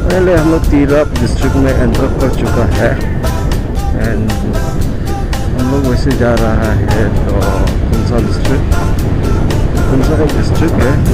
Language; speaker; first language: Hindi; non-native, local second language; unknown